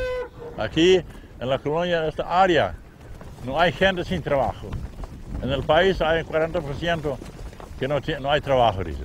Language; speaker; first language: Spanish; non-native, fluent; Plautdietsch